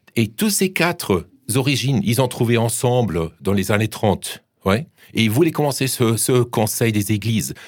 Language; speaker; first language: French; non-native, fluent; German